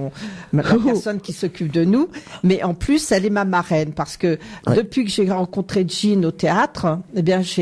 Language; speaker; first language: French; native; French